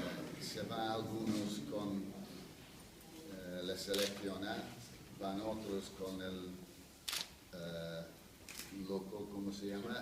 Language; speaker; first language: Spanish; non-native, fluent; English